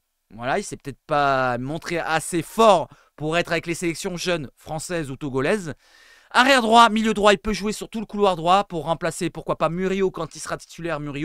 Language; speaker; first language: French; native; French